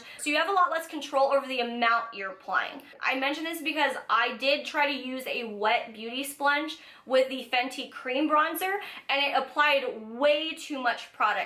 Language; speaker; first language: English; native; English